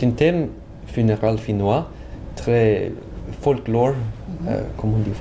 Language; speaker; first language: French; non-native, learner; Swedish